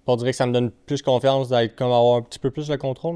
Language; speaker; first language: French; native; French